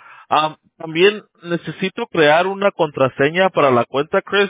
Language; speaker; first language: Spanish; early bilingual, heritage; Spanish